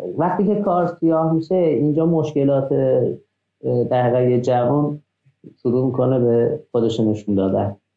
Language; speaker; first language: Persian; non-native, local second language; Azerbaijani